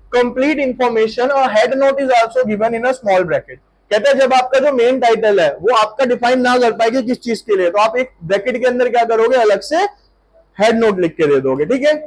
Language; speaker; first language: Hindi; native; Hindi